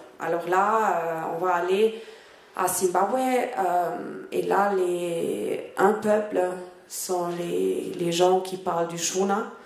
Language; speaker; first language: French; non-native, fluent; German